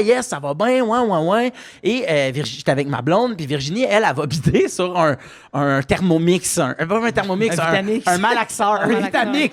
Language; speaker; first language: French; native; French